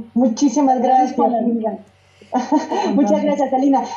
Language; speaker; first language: Spanish; non-native, fluent; Russian